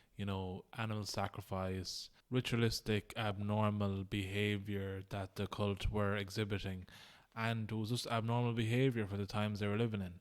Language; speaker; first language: English; native; English